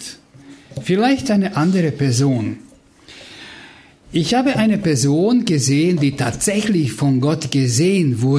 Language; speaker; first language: German; non-native, fluent; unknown